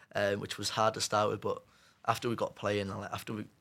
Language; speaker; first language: English; native; English